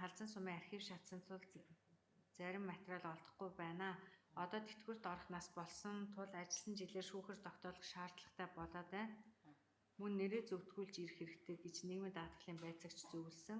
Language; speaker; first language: Mongolian; native; Mongolian